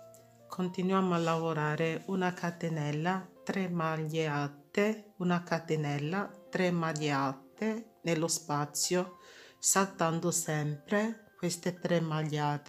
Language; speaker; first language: Italian; non-native, fluent; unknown